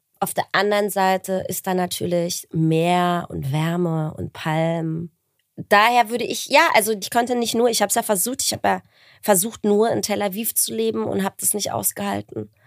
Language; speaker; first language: German; native; German